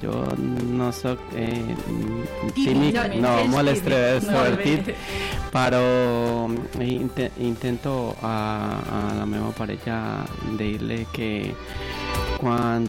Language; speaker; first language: Catalan; non-native, learner; Spanish